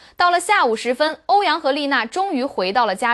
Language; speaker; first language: Chinese; native; Chinese